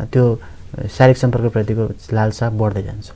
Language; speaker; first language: Nepali; native; Nepali